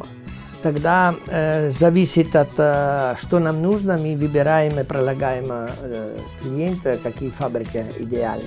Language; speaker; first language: Russian; non-native, learner; Italian